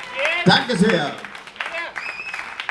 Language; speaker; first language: German; native; German